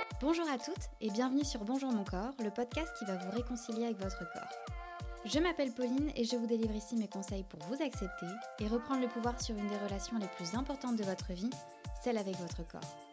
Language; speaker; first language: French; native; French